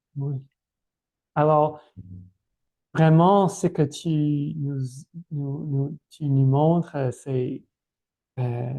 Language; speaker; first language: French; non-native, fluent; English